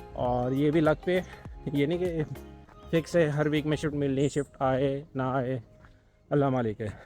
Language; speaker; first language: Urdu; non-native, local second language; Punjabi